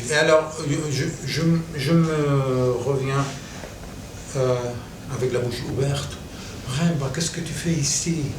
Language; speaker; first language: French; non-native, fluent; Catalan